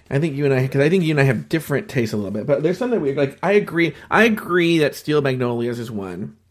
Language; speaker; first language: English; native; English